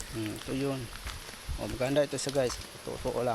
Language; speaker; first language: Filipino; non-native, local second language; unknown